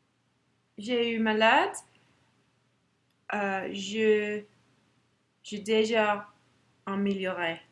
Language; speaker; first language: French; non-native, learner; English